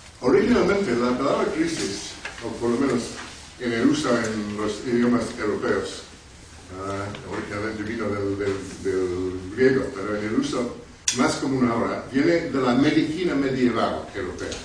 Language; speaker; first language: Spanish; non-native, fluent; English